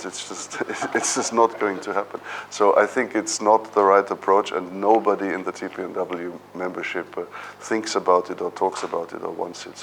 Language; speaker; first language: English; non-native, fluent; German